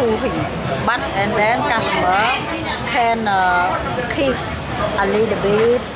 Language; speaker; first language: English; non-native, learner; Khmer